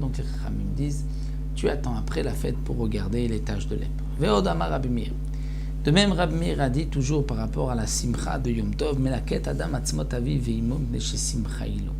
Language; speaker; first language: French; native; French